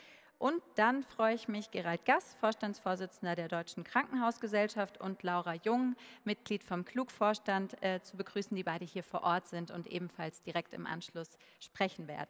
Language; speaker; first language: German; native; German